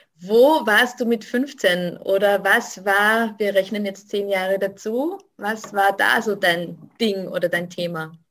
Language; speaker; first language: German; native; German